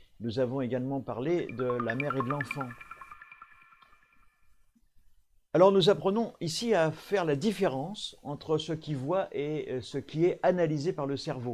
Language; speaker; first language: French; native; French